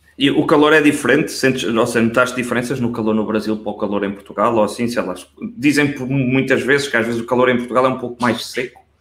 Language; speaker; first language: Portuguese; native; Portuguese